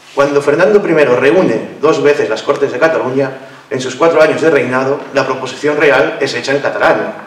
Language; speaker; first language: Spanish; non-native, local second language; Catalan